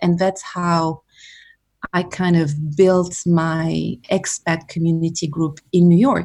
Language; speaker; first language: English; non-native, fluent; French